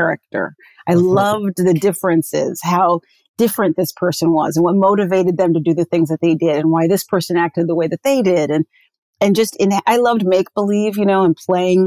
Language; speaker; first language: English; native; English